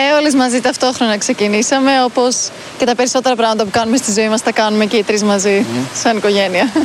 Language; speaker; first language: Greek; early bilingual, heritage; Greek